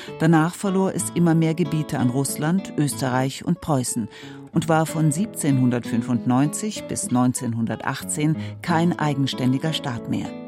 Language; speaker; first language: German; native; German